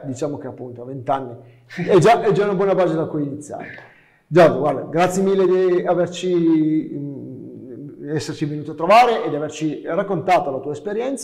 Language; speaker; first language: Italian; native; Italian